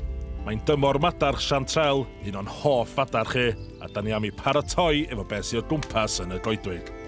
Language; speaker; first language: Welsh; native; Welsh